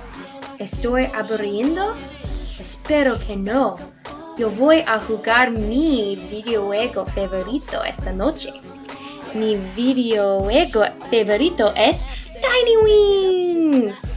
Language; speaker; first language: Spanish; non-native, learner; English